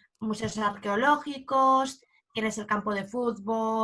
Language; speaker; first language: Spanish; native; Spanish